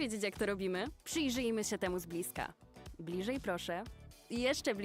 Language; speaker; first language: Polish; native; Polish